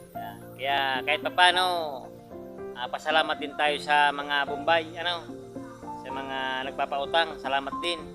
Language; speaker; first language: Filipino; non-native, local second language; Bikol